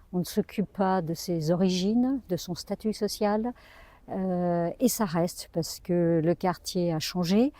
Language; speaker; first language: French; native; French